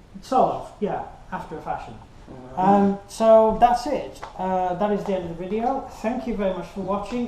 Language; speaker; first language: English; native; English